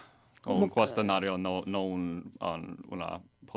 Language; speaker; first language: Spanish; non-native, learner; English